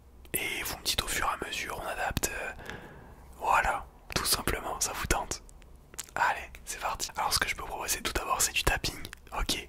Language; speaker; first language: French; native; French